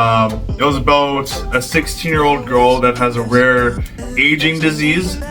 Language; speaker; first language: English; native; English